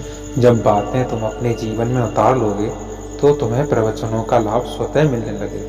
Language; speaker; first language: Hindi; native; Hindi